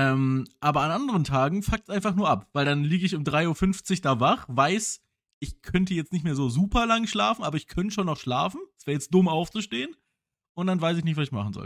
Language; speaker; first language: German; native; German